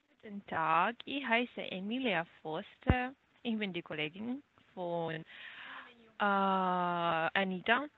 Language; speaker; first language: German; non-native, learner; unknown